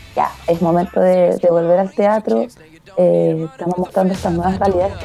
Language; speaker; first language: Spanish; native; Spanish